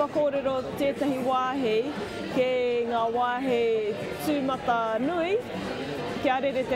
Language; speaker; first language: Māori; non-native, local second language; English